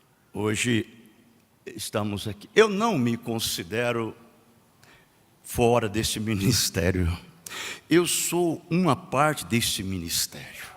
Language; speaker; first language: Portuguese; native; Portuguese